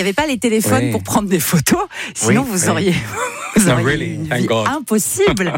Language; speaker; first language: French; native; French